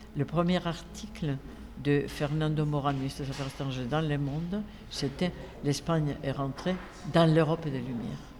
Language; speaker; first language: French; non-native, fluent; Spanish